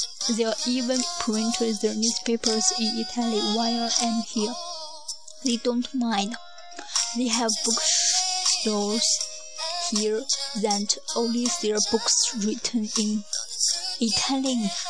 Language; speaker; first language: English; non-native, learner; Chinese